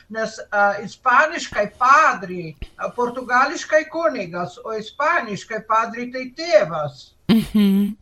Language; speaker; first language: Lithuanian; early bilingual, heritage; Lithuanian